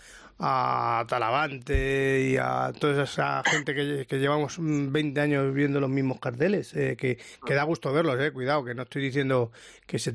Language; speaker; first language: Spanish; native; Spanish